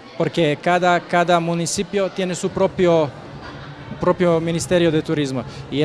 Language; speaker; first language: Spanish; non-native, fluent; Croatian